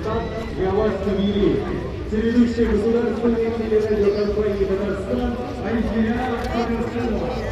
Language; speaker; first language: Russian; native; Russian